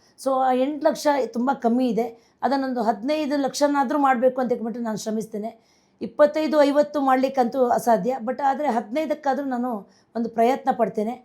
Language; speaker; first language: Kannada; non-native, local second language; Konkani